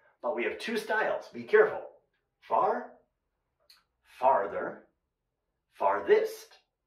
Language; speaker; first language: English; native; English